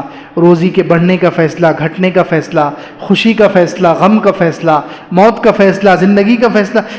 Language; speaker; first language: Urdu; native; Urdu